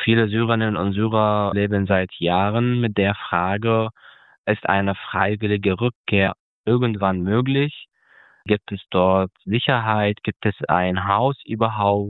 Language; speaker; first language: German; non-native, fluent; Arabic